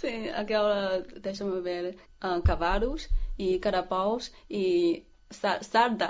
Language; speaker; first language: Portuguese; non-native, learner; Chinese